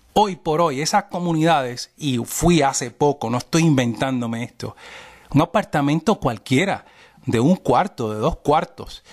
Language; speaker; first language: Spanish; early bilingual, heritage; Spanish